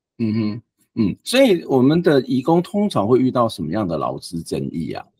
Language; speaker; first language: Chinese; native; Chinese